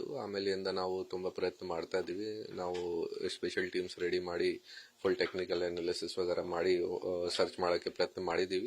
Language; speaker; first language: Kannada; non-native, fluent; Hindi